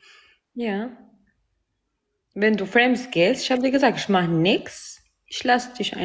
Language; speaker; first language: German; non-native, learner; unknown